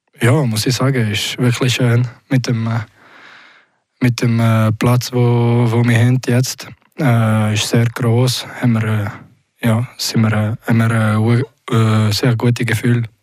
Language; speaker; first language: German; non-native, local second language; French